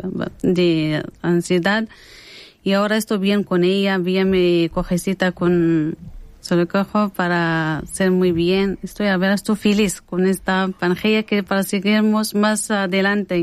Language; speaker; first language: Spanish; non-native, learner; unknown